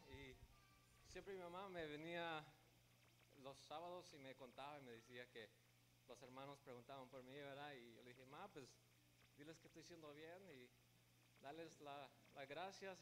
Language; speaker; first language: Spanish; early bilingual, heritage; Spanish